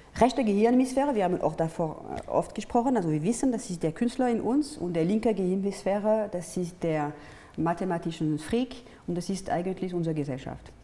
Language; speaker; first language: German; non-native, fluent; French